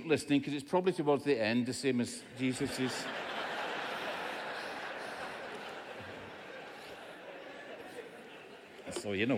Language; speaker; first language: English; native; English